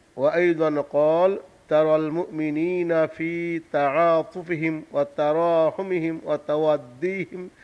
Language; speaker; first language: Arabic; non-native, fluent; Bangla